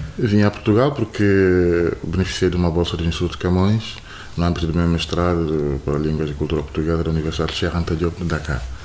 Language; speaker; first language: Portuguese; non-native, fluent; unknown